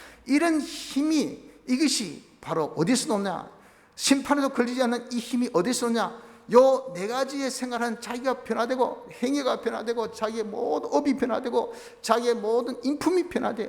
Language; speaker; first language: Korean; native; Korean